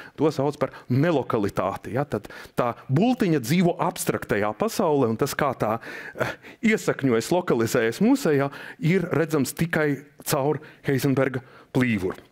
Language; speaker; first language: Latvian; non-native, local second language; Russian